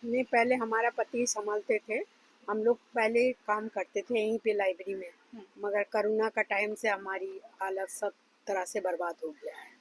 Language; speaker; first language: Hindi; non-native, local second language; Bangla